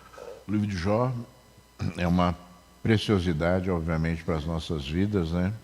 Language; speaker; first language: Portuguese; native; Portuguese